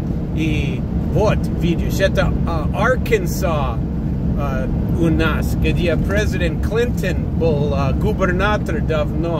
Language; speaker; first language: Russian; non-native, fluent; English